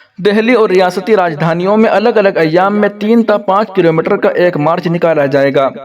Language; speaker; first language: Urdu; native; Urdu